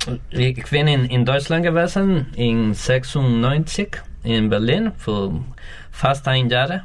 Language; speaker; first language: German; non-native, learner; Spanish